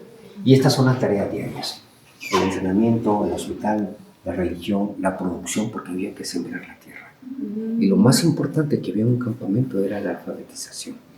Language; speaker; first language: Spanish; native; Spanish